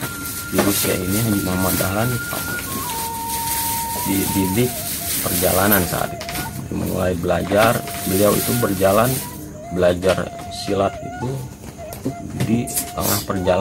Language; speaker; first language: Indonesian; native; Indonesian